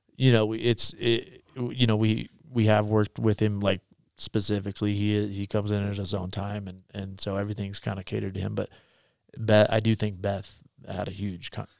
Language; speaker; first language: English; native; English